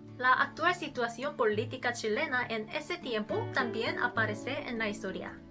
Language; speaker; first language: Spanish; non-native, learner; Korean